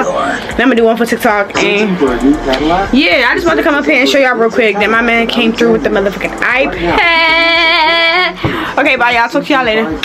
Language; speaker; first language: English; native; English